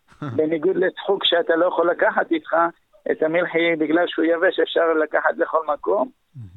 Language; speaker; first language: Hebrew; early bilingual, other home language; Arabic